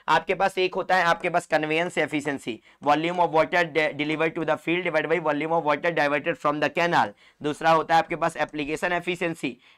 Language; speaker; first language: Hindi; non-native, local second language; Marathi